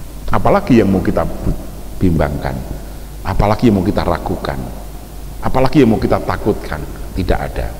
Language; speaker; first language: Indonesian; native; Indonesian